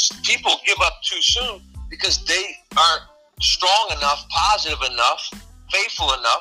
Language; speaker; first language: English; native; English